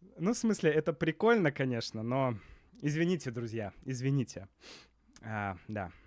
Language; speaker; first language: Russian; native; Russian